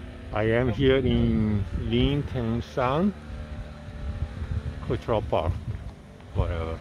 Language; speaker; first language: English; non-native, fluent; Portuguese